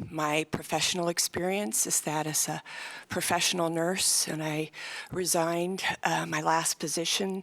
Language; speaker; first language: English; native; English